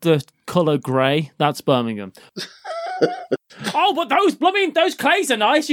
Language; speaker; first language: English; native; English